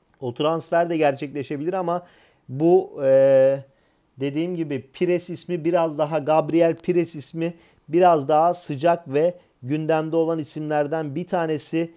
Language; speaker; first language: Turkish; native; Turkish